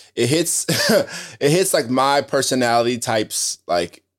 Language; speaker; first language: English; native; English